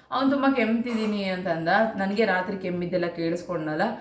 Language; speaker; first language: Kannada; non-native, local second language; Telugu